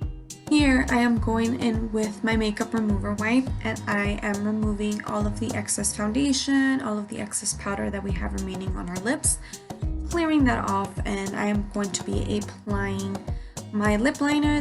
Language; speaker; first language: English; native; English